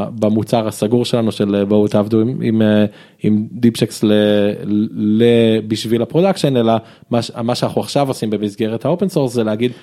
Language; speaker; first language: Hebrew; early bilingual, other home language; English